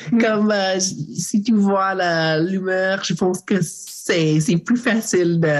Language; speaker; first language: French; non-native, learner; English